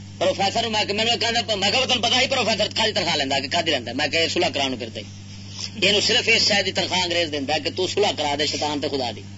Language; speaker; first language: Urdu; non-native, local second language; Punjabi